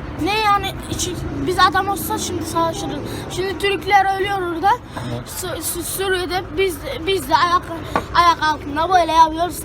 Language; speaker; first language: Turkish; non-native, learner; Arabic